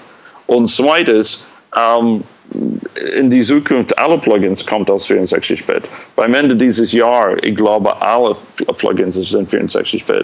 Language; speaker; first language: German; non-native, fluent; English